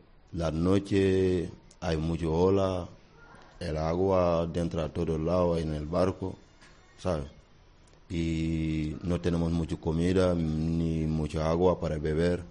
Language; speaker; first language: Spanish; non-native, learner; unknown